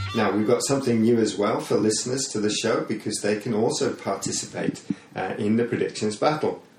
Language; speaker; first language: English; native; English